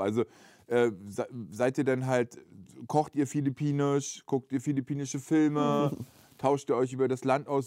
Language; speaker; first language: German; native; German